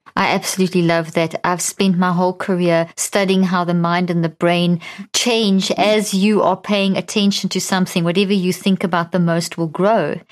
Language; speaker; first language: English; native; English